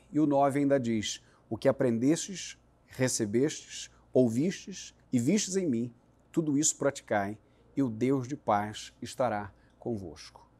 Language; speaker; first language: Portuguese; native; Portuguese